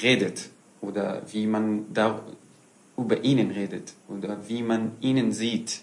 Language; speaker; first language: German; non-native, fluent; Arabic